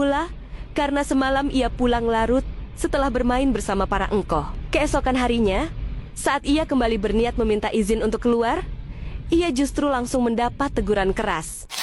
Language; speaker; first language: Indonesian; native; Indonesian